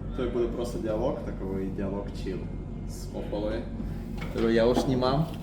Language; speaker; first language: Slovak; non-native, learner; Russian